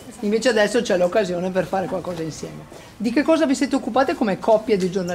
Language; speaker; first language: Italian; native; Italian